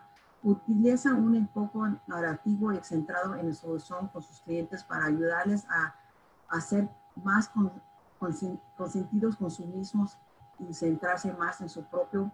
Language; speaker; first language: Spanish; early bilingual, heritage; Spanish